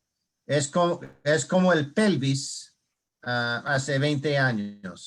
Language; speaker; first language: Spanish; non-native, learner; English